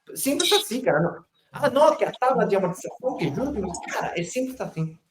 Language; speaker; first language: Portuguese; non-native, fluent; Spanish